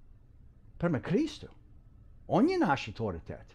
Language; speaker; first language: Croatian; early bilingual, heritage; English